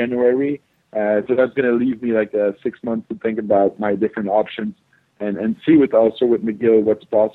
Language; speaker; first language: English; non-native, fluent; French